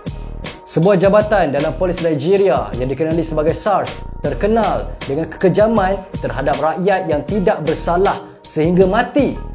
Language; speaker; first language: Malay; native; Malay